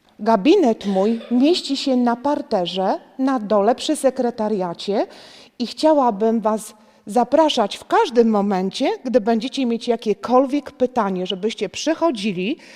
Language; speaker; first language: Polish; native; Polish